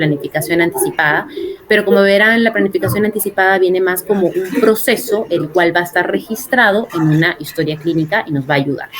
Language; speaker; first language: Spanish; native; Spanish